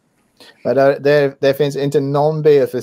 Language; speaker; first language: Swedish; non-native, fluent; English